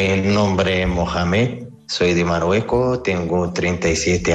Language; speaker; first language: Spanish; non-native, learner; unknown